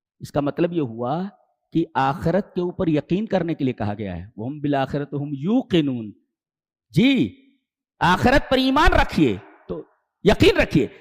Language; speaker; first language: Urdu; native; Urdu